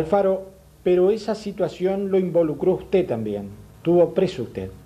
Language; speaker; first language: Spanish; native; Spanish